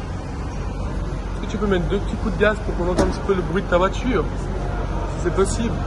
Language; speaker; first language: French; native; French